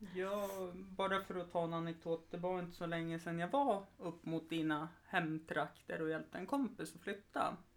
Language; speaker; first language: Swedish; native; Swedish